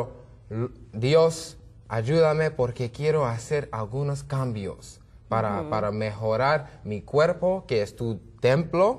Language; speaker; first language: Spanish; non-native, learner; English